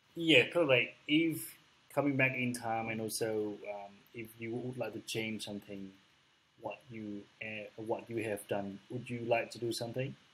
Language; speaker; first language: English; non-native, fluent; Vietnamese